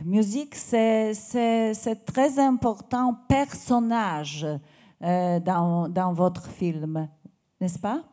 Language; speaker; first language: French; non-native, learner; Polish